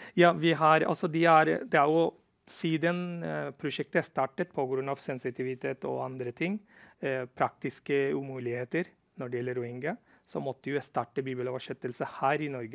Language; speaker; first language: Norwegian; non-native, fluent; Rohingya